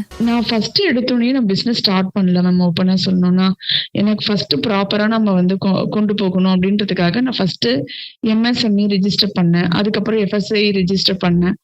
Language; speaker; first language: Tamil; native; Tamil